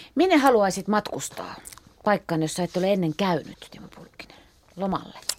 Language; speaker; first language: Finnish; native; Finnish